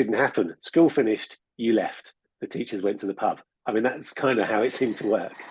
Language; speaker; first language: English; native; English